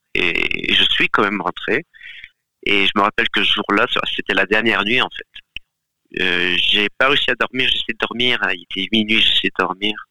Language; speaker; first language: French; non-native, fluent; Galician